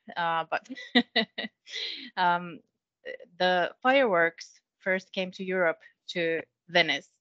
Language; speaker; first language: English; non-native, fluent; Finnish